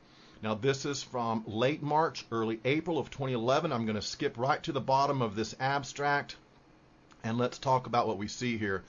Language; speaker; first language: English; native; English